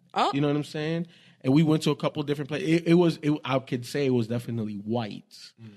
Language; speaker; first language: English; native; English